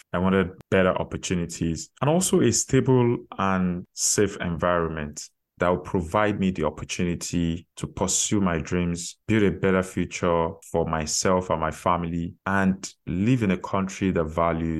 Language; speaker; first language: English; non-native, local second language; Yoruba